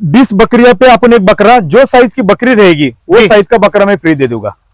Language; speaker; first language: Hindi; non-native, local second language; Marathi